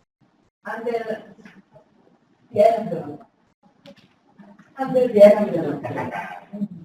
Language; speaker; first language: English; non-native, fluent; Indonesian